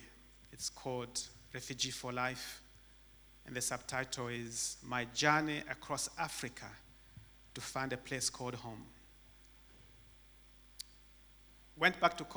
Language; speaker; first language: English; non-native, fluent; Rundi